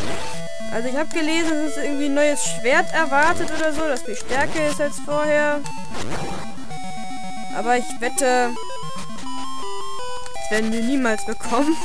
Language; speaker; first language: German; native; German